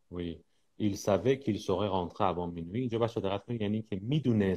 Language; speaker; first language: French; non-native, fluent; Persian